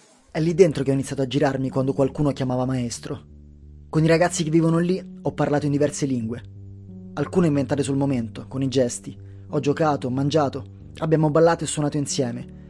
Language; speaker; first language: Italian; native; Italian